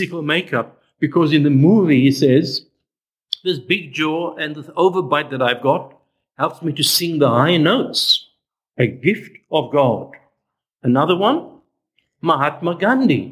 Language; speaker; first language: English; native; English